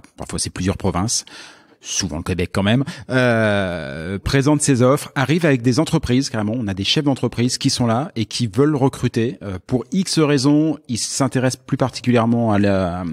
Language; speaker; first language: French; native; French